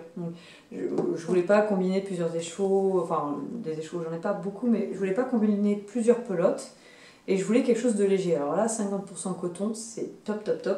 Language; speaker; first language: French; native; French